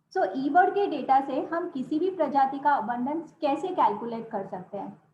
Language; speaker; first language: Hindi; non-native, local second language; Gujarati